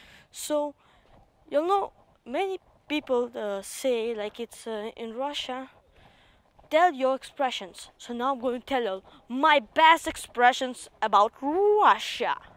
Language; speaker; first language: English; non-native, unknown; Russian